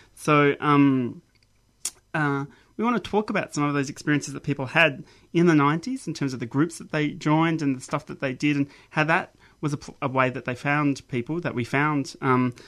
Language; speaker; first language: English; native; English